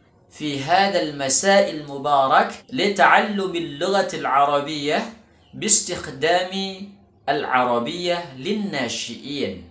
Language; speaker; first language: Arabic; non-native, fluent; Indonesian